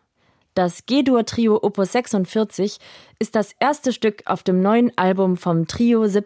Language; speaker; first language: German; native; German